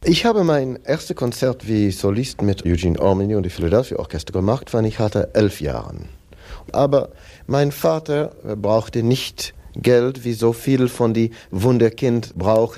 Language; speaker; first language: German; non-native, learner; English